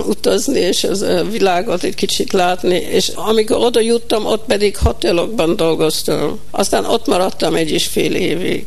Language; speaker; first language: Hungarian; early bilingual, heritage; Hungarian